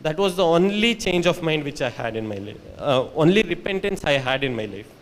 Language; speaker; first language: English; non-native, local second language; Kannada